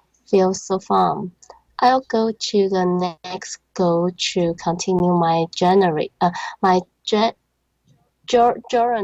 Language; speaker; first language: English; non-native, learner; Chinese